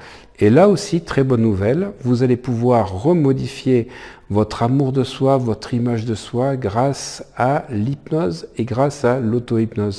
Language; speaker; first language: French; native; French